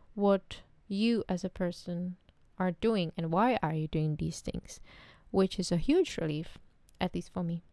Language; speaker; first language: English; non-native, fluent; Czech